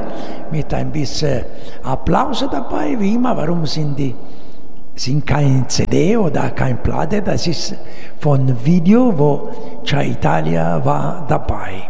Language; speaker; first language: German; non-native, learner; Italian